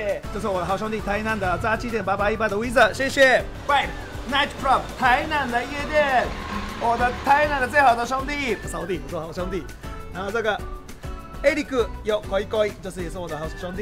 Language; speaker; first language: Chinese; non-native, fluent; Japanese